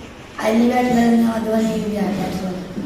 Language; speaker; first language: English; non-native, learner; Hindi